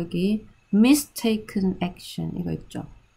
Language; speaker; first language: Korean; native; Korean